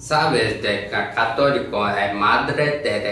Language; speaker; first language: Spanish; non-native, learner; Korean